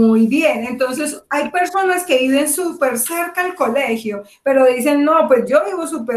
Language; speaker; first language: Spanish; native; Spanish